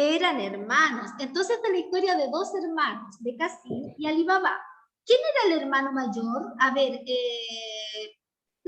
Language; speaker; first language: Spanish; native; Spanish